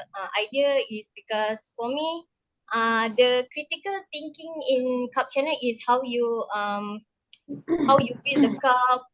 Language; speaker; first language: English; non-native, local second language; Malay